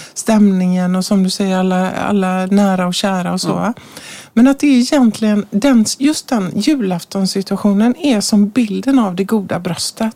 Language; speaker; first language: Swedish; native; Swedish